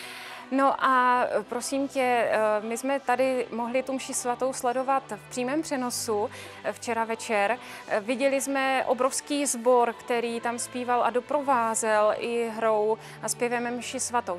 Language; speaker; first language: Czech; native; Czech